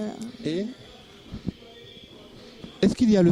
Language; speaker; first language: French; native; French